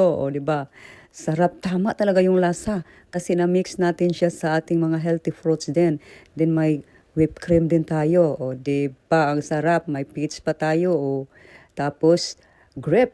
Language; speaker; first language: Filipino; native; Filipino